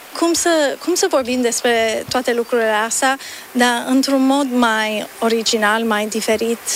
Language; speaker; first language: Romanian; early bilingual, heritage; Romanian